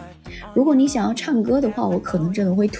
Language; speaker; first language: Chinese; native; Chinese